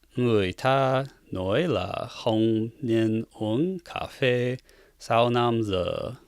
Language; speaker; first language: Vietnamese; non-native, learner; English